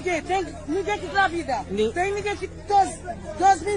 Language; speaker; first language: Portuguese; non-native, learner; Haitian Creole